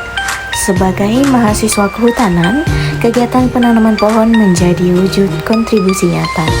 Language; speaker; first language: Indonesian; native; Indonesian